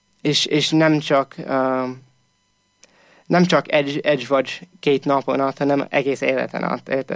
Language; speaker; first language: Hungarian; non-native, fluent; English